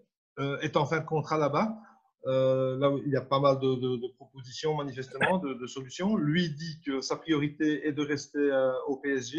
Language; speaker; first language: French; native; French